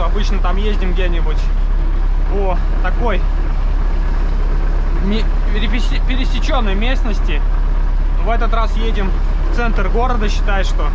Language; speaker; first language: Russian; native; Russian